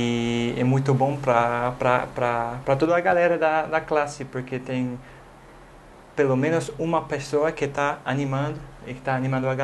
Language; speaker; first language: Portuguese; non-native, fluent; English